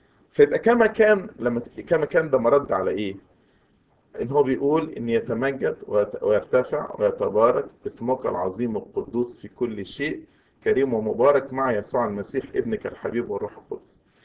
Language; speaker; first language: Arabic; native; Arabic